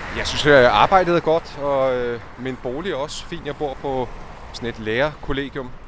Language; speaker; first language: Danish; native; Danish